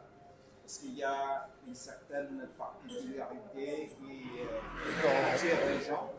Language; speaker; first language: French; non-native, fluent; Vietnamese